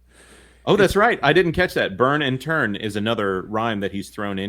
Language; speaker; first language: English; native; English